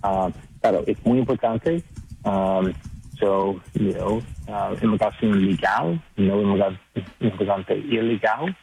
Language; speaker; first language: Spanish; non-native, learner; English